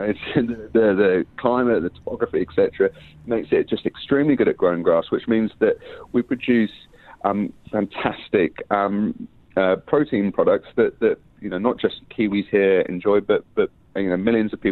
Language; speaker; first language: English; native; English